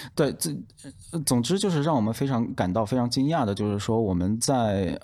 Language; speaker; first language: Chinese; native; Chinese